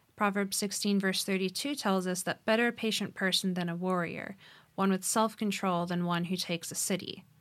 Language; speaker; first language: English; native; English